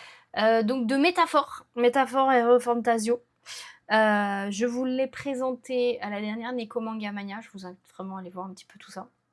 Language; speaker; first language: French; native; French